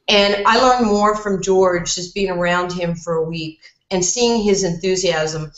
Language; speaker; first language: English; native; English